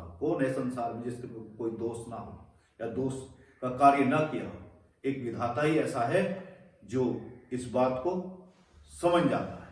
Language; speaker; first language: Hindi; native; Hindi